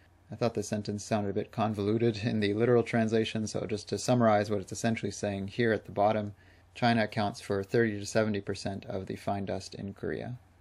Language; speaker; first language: English; native; English